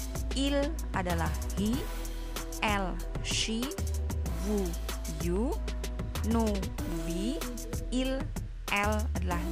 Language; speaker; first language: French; non-native, learner; Indonesian